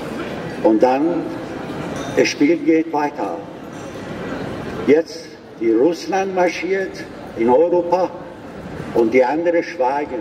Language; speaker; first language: German; non-native, learner; Persian